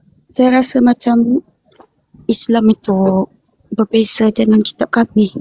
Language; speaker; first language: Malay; non-native, local second language; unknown